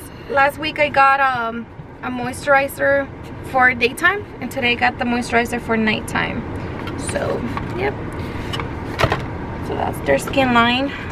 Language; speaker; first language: English; early bilingual, other home language; Spanish